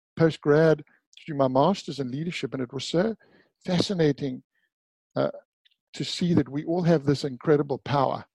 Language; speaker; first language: English; native; English